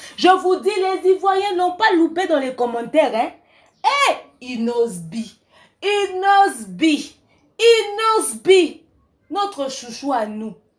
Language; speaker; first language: French; non-native, local second language; Lingala